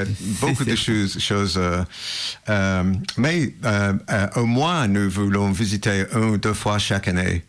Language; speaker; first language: French; non-native, learner; English